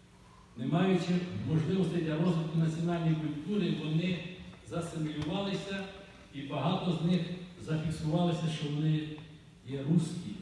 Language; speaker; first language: Ukrainian; native; Ukrainian